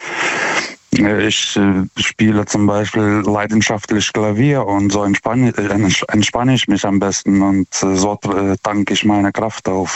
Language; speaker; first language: German; non-native, fluent; Lithuanian